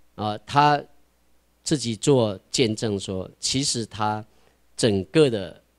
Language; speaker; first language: Chinese; non-native, local second language; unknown